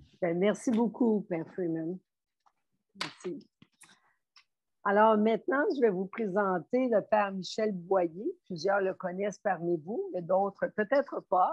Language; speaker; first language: French; native; French